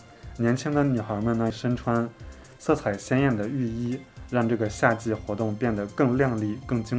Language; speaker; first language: Chinese; native; Chinese